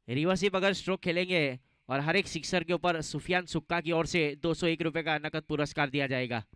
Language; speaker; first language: Hindi; non-native, local second language; Gujarati